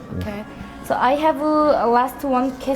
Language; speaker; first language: English; non-native, learner; Korean